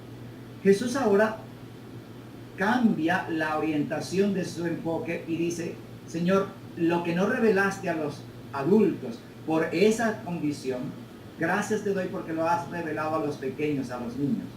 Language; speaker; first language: Spanish; native; Spanish